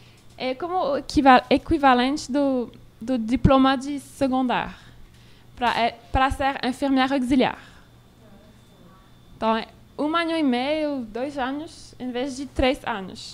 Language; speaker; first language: Portuguese; non-native, learner; French